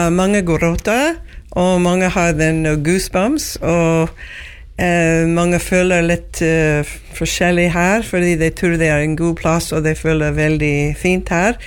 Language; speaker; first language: Norwegian; non-native, learner; English